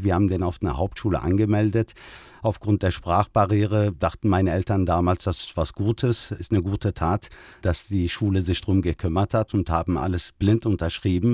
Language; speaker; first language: German; early bilingual, other home language; Turkish